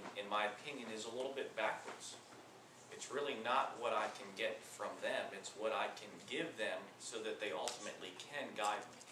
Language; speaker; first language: English; native; English